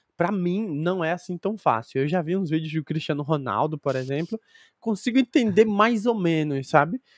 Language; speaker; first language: Portuguese; native; Portuguese